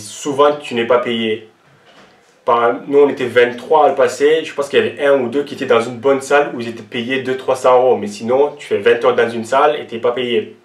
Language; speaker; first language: French; non-native, local second language; Armenian